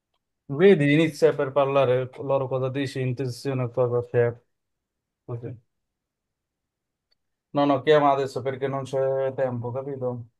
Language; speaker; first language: Italian; non-native, learner; Bangla